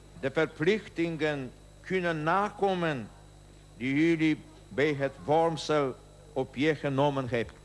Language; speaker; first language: Dutch; non-native, learner; Polish